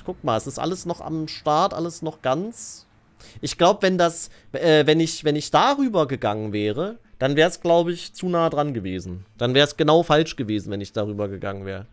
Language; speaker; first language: German; native; German